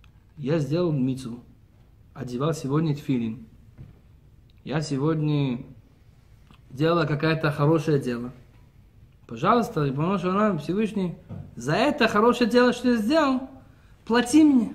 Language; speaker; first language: Russian; early bilingual, heritage; Russian